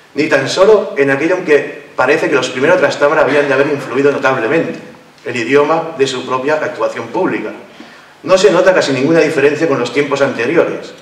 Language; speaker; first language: Spanish; non-native, local second language; Catalan